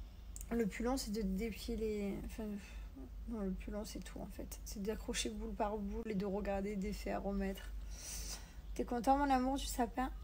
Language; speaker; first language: French; native; French